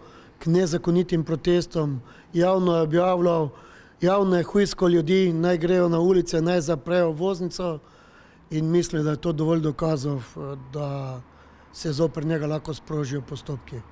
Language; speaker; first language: Slovenian; native; Slovenian